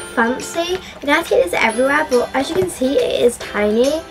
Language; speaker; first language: English; native; English